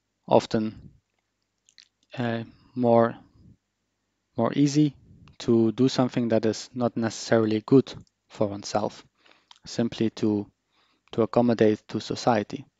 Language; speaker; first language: English; non-native, fluent; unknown